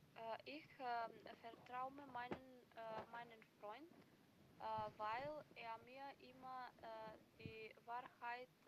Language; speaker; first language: German; non-native, learner; Macedonian